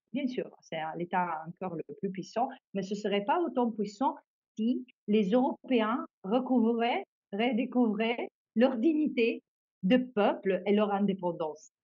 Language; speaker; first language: French; non-native, fluent; Italian